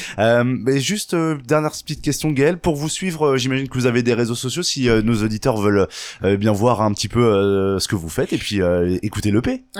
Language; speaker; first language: French; native; French